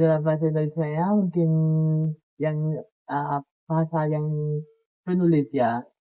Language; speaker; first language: Indonesian; non-native, learner; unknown